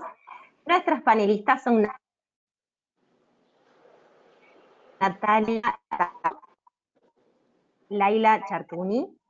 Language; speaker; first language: Spanish; native; Spanish